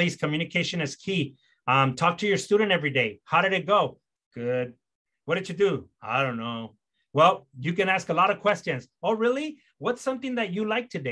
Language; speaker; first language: English; early bilingual, other home language; Spanish